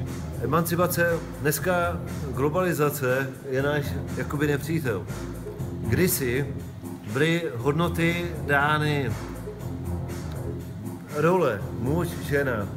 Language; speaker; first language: Czech; non-native, local second language; Polish